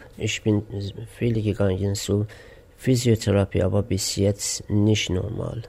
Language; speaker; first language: German; non-native, learner; Persian